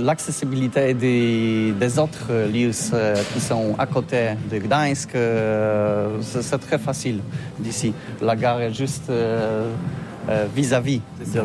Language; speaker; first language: French; non-native, learner; Polish